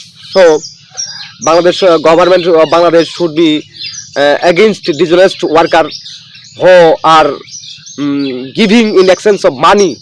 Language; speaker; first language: English; non-native, local second language; Bangla